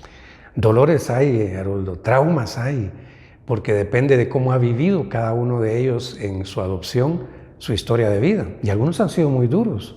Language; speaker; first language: Spanish; native; Spanish